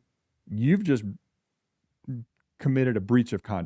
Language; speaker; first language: English; native; English